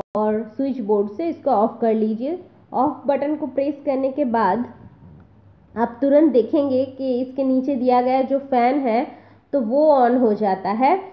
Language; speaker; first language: Hindi; non-native, local second language; Bangla